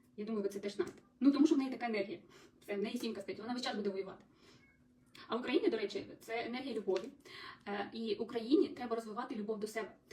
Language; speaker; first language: Ukrainian; non-native, local second language; Russian